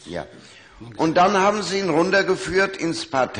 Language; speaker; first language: German; native; German